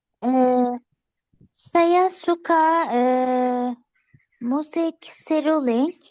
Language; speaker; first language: Indonesian; non-native, learner; Turkish